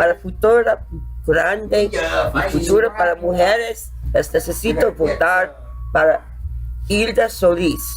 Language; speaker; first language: Spanish; non-native, learner; English